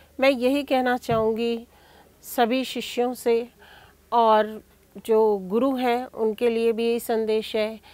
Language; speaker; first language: Hindi; native; Hindi